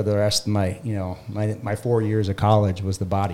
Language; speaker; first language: English; native; English